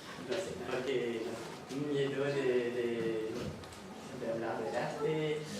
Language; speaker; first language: Spanish; non-native, fluent; French